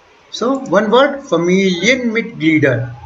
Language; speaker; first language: German; non-native, fluent; Hindi